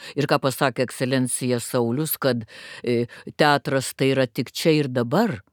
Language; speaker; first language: Lithuanian; native; Lithuanian